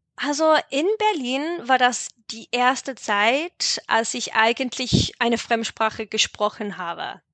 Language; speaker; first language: German; non-native, fluent; English